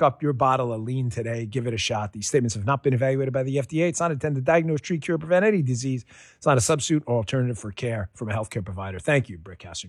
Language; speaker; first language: English; native; English